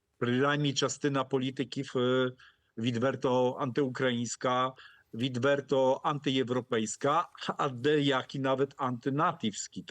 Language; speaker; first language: Polish; non-native, fluent; Ukrainian